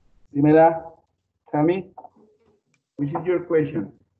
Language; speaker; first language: English; non-native, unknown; Spanish